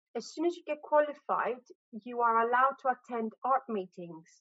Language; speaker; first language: English; non-native, fluent; Greek